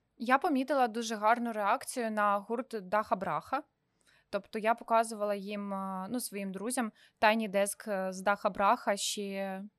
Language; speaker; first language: Ukrainian; non-native, local second language; Russian